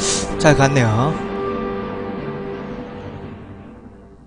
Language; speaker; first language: Korean; native; Korean